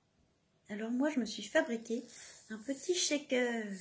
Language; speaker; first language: French; native; French